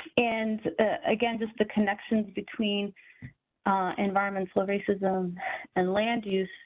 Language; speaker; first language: English; native; English